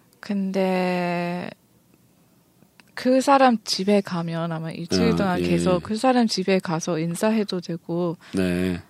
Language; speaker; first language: Korean; non-native, learner; English